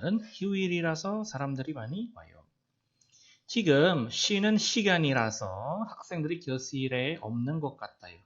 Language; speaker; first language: Korean; non-native, fluent; Indonesian